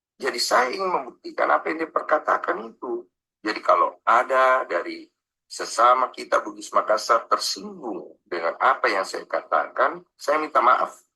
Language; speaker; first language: Indonesian; native; Indonesian